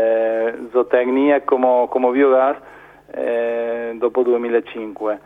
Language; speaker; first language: Italian; non-native, fluent; Spanish